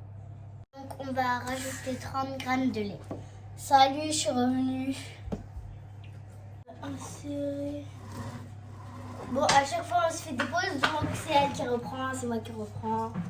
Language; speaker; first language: French; native; French